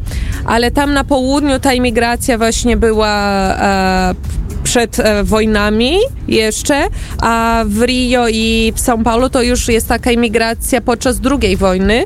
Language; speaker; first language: Polish; early bilingual, heritage; Portuguese